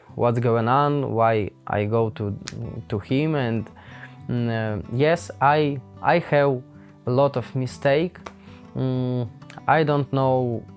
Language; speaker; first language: English; non-native, learner; Ukrainian